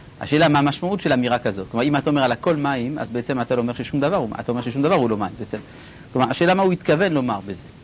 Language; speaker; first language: Hebrew; non-native, fluent; French